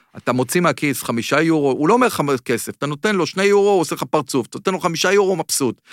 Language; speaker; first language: Hebrew; native; Hebrew